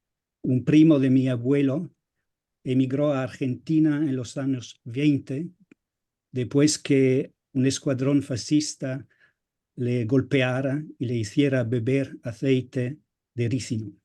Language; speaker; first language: Spanish; non-native, fluent; Italian